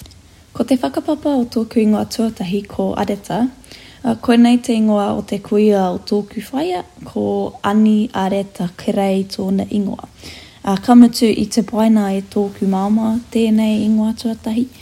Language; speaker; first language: Māori; non-native, local second language; English